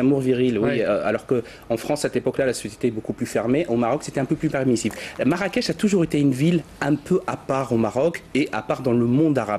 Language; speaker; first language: French; native; French